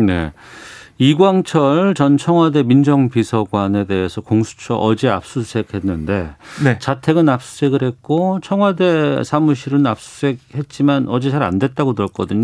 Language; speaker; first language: Korean; native; Korean